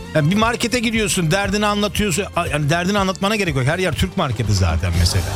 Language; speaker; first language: Turkish; early bilingual, heritage; Turkish